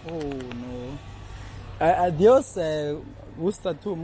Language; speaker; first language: Spanish; non-native, learner; Swahili